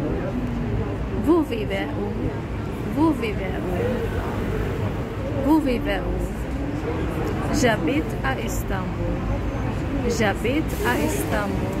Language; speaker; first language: French; non-native, learner; Hungarian